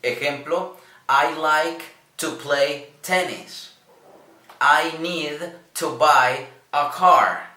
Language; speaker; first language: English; non-native, learner; Spanish